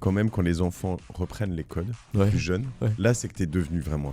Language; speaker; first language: French; native; French